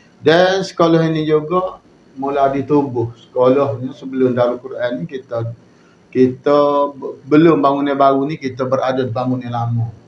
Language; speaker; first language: Malay; native; Malay